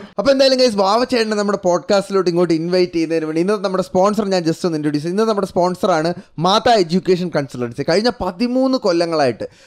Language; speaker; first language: Malayalam; native; Malayalam